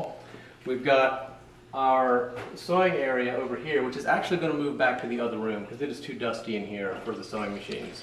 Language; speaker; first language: English; native; English